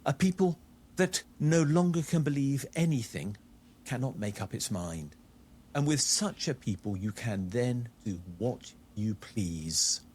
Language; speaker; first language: English; native; English